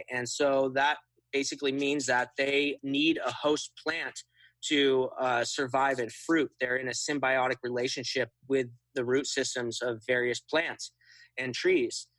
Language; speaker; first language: English; native; English